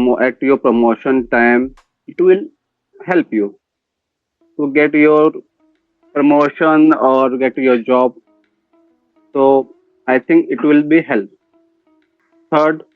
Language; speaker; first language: English; non-native, learner; Hindi